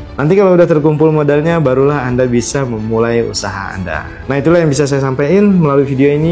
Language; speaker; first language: Indonesian; native; Indonesian